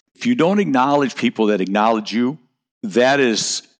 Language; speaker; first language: English; native; English